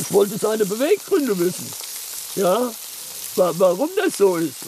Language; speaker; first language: German; native; German